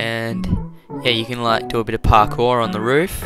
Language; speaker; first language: English; native; English